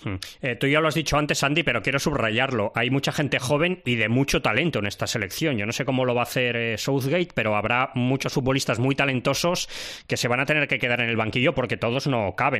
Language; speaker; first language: Spanish; native; Spanish